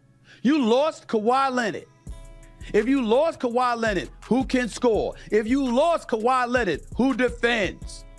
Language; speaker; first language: English; native; English